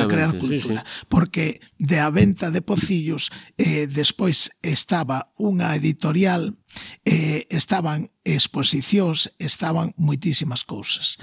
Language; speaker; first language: Galician; non-native, local second language; Spanish